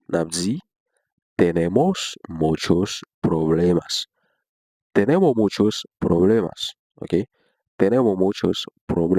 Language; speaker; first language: Spanish; non-native, learner; Haitian Creole